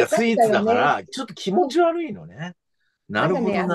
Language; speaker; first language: Japanese; native; Japanese